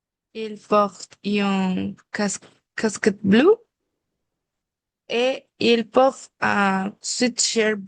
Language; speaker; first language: French; non-native, learner; Spanish